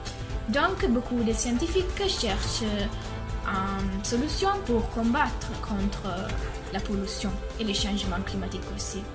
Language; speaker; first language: French; non-native, learner; Italian